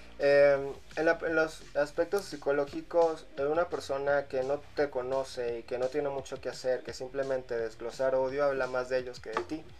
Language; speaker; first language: Spanish; native; Spanish